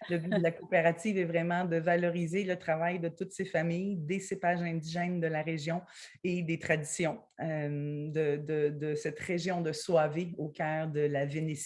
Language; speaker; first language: French; native; French